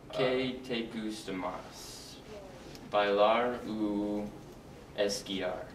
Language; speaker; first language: Spanish; non-native, learner; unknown